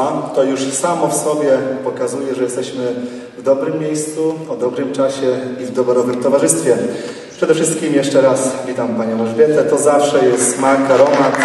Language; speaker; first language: Polish; native; Polish